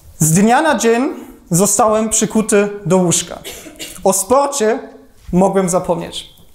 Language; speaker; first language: Polish; non-native, fluent; German